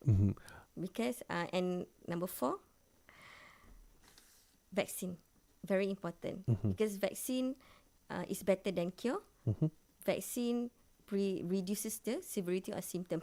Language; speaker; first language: English; non-native, local second language; Malay